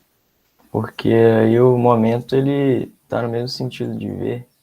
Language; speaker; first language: Portuguese; native; Portuguese